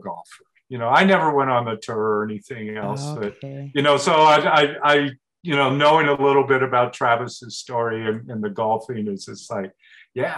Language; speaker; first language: English; native; English